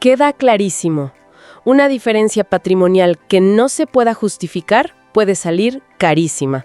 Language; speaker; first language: Spanish; native; Spanish